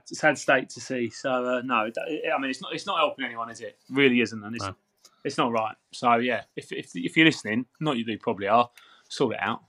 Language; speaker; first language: English; native; English